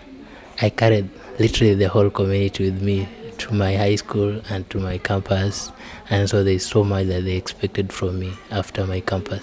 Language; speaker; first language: English; non-native, local second language; Kalenjin